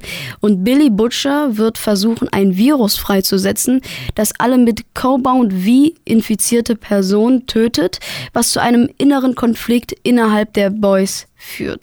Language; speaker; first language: German; native; German